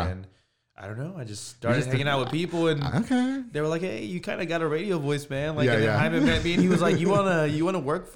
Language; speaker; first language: English; native; English